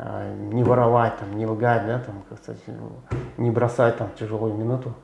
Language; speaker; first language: Russian; native; Russian